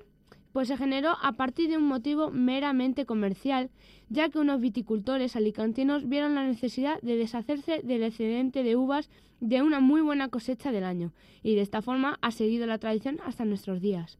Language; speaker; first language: Spanish; native; Spanish